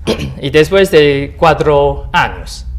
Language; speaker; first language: Spanish; non-native, learner; Chinese